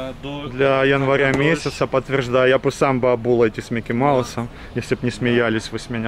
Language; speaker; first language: Russian; native; Russian